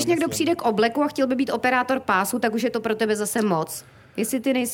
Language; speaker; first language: Czech; native; Czech